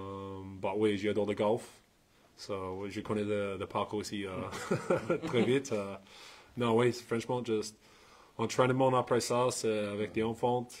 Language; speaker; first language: French; non-native, learner; English